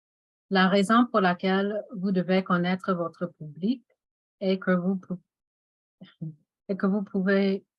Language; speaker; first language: French; non-native, fluent; English